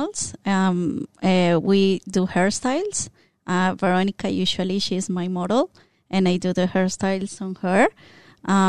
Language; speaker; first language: English; non-native, fluent; Spanish